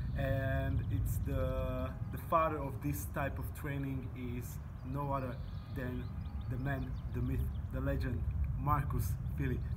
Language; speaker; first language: English; non-native, fluent; Slovak